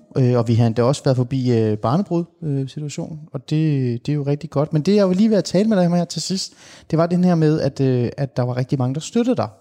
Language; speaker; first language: Danish; early bilingual, other home language; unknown